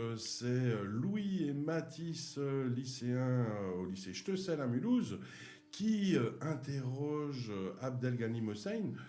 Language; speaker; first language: French; native; French